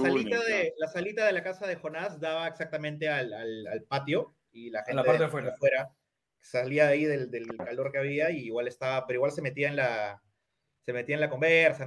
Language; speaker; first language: Spanish; native; Spanish